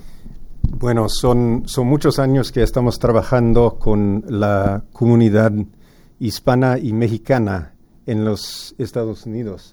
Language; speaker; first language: Spanish; non-native, fluent; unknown